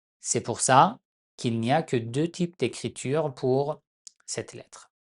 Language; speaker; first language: French; non-native, fluent; Persian